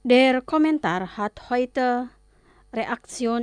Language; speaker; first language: German; non-native, fluent; Indonesian